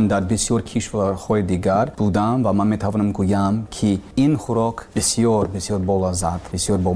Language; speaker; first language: Persian; non-native, learner; English